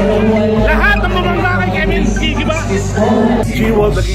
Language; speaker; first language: Filipino; native; Filipino